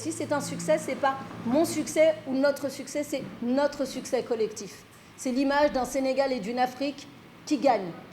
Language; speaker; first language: French; early bilingual, other home language; Fula